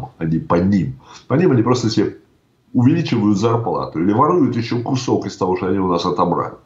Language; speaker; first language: Russian; native; Russian